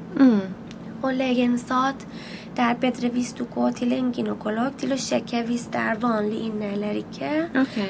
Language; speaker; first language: Norwegian; non-native, learner; Persian